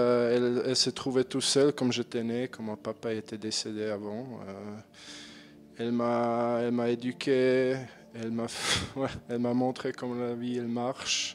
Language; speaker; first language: French; non-native, learner; German